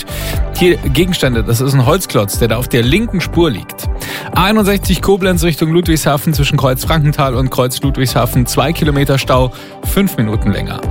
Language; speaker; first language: German; native; German